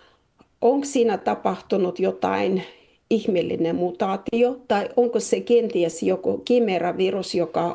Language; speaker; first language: Finnish; non-native, fluent; Russian